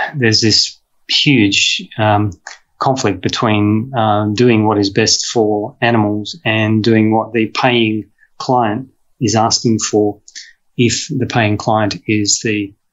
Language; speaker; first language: English; native; English